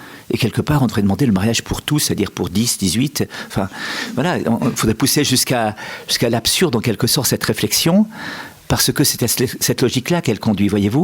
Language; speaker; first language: French; native; French